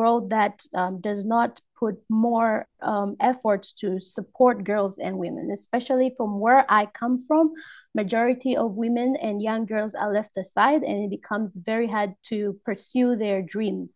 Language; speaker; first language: English; non-native, local second language; Swahili